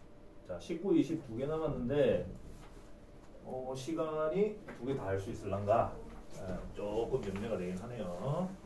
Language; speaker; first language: Korean; native; Korean